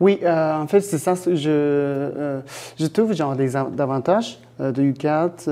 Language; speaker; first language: French; non-native, fluent; Chinese